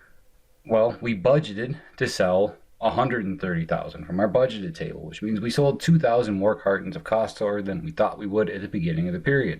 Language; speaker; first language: English; native; English